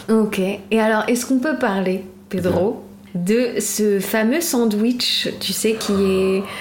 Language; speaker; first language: French; native; French